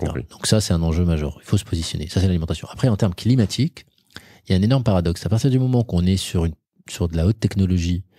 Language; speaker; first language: French; non-native, local second language; Arabic